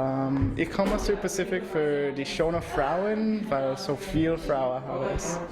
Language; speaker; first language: German; non-native, learner; English